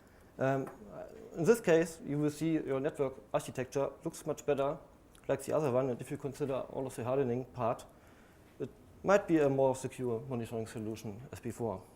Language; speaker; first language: English; non-native, fluent; German